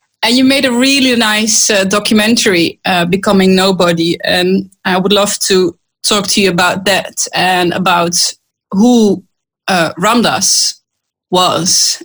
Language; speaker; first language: English; non-native, fluent; Dutch